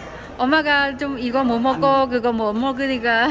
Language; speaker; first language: Korean; non-native, learner; Vietnamese